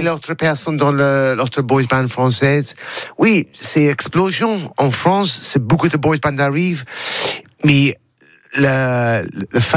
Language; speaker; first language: French; non-native, learner; English